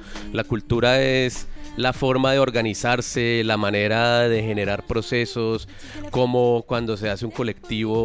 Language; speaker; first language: Spanish; native; Spanish